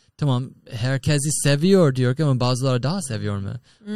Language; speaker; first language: Turkish; non-native, learner; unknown